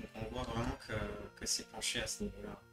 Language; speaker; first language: French; native; French